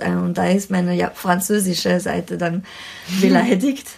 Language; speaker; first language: German; non-native, fluent; French